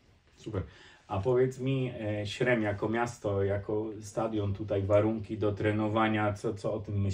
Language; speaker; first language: Polish; native; Polish